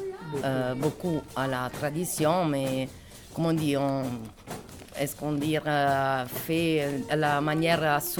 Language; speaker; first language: French; non-native, fluent; Italian